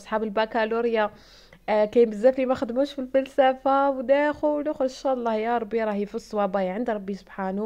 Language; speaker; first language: Arabic; native; Arabic